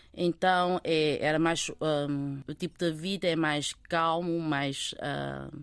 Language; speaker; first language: Portuguese; early bilingual, other home language; Chinese